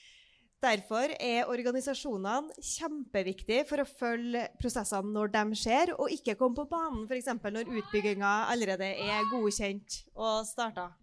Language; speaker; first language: Norwegian; native; Norwegian